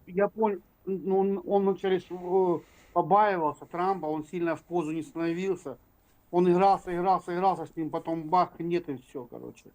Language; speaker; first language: Russian; native; Russian